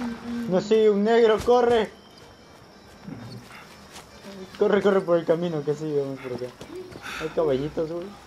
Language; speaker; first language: Spanish; native; Spanish